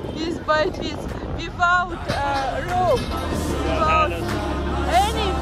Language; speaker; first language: English; non-native, learner; Russian